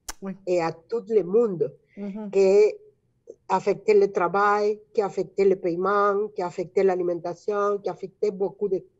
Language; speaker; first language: French; non-native, fluent; Spanish